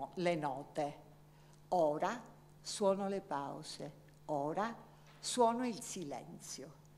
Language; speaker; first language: Italian; native; Italian